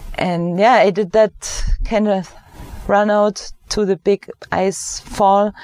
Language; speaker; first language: English; non-native, fluent; German